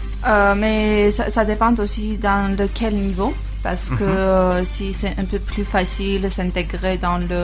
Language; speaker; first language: French; non-native, learner; Armenian